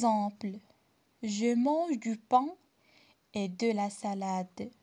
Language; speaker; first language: French; non-native, local second language; Arabic